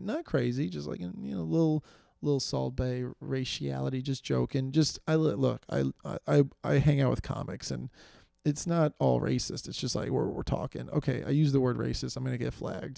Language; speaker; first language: English; native; English